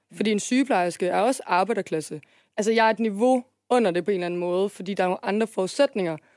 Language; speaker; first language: Danish; native; Danish